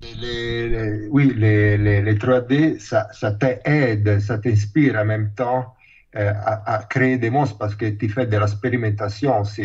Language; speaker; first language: French; non-native, fluent; Italian